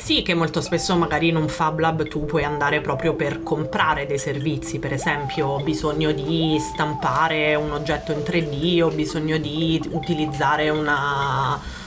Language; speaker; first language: Italian; native; Italian